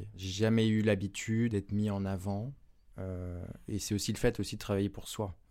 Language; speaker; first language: French; native; French